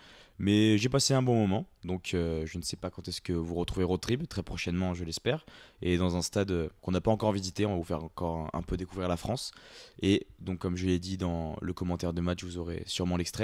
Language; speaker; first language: French; native; French